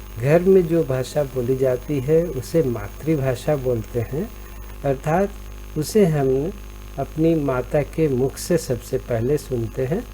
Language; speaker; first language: Hindi; native; Hindi